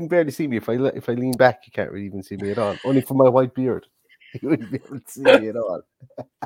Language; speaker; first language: English; native; English